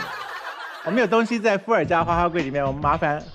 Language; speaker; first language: Chinese; native; Chinese